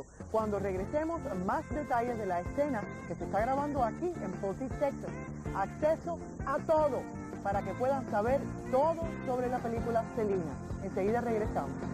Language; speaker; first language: Spanish; native; Spanish